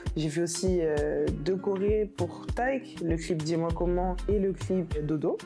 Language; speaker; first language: French; native; French